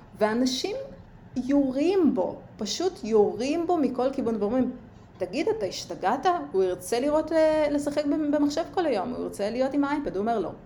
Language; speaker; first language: Hebrew; early bilingual, other home language; Russian